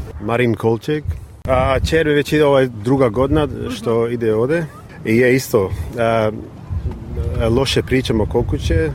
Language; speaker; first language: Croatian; early bilingual, heritage; English